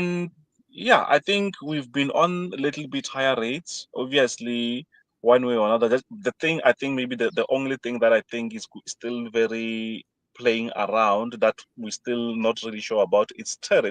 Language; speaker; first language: English; non-native, fluent; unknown